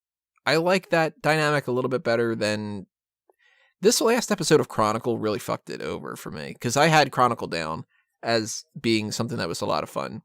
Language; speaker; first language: English; native; English